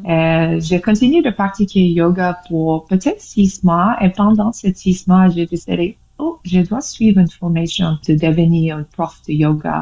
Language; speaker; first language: French; non-native, learner; English